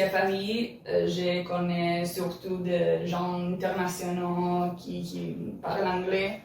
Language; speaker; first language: French; non-native, learner; Italian